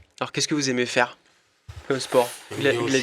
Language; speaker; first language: French; native; French